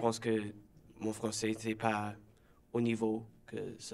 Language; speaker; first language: French; non-native, learner; English